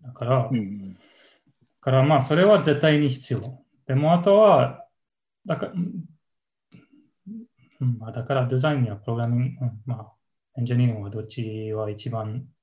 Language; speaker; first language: Japanese; non-native, learner; English